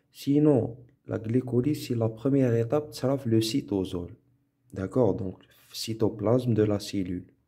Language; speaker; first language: French; non-native, local second language; Arabic